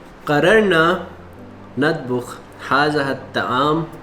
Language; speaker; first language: Arabic; non-native, learner; Urdu